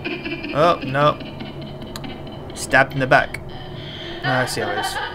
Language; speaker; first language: English; native; English